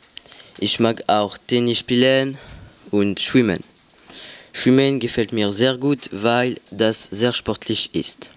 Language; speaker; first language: German; non-native, learner; French